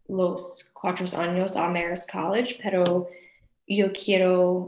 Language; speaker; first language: Spanish; non-native, learner; English